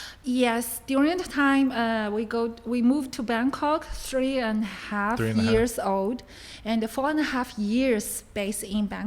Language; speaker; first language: English; non-native, learner; Chinese